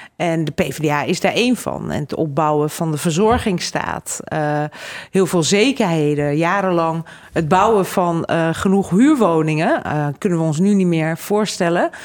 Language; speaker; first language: Dutch; native; Dutch